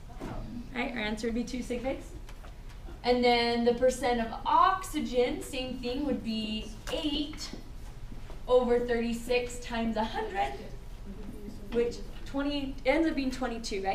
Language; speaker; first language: English; native; English